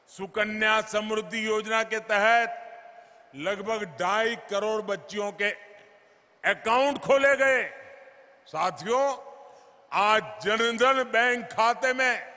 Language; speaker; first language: Hindi; non-native, local second language; Gujarati